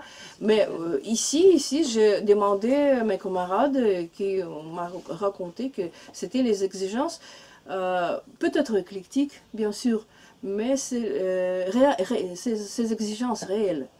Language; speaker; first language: French; non-native, learner; Russian